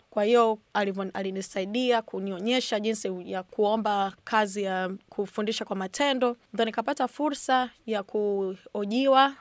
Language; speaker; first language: Swahili; native; Swahili